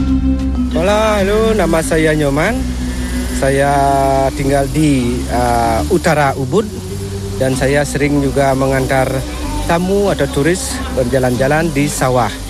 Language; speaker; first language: Indonesian; non-native, local second language; Balinese